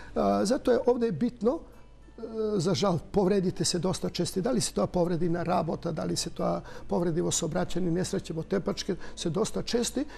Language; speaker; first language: Macedonian; native; Macedonian